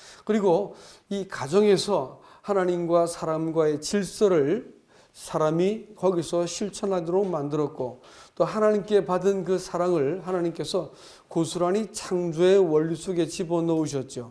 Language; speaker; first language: Korean; native; Korean